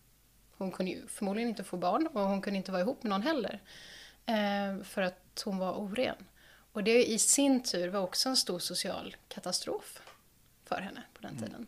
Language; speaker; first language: Swedish; native; Swedish